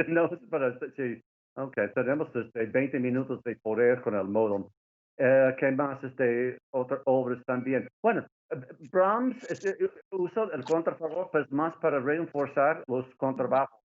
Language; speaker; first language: Spanish; non-native, fluent; English